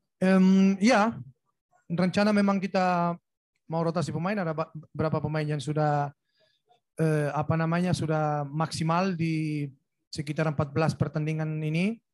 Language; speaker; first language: Indonesian; non-native, fluent; Spanish